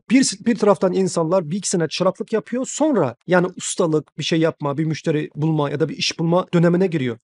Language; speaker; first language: Turkish; non-native, fluent; Chinese